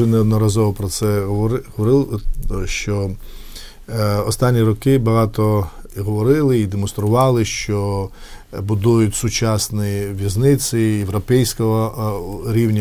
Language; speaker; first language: Ukrainian; non-native, fluent; Georgian